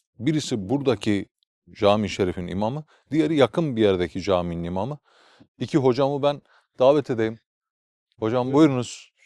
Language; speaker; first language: Turkish; native; Turkish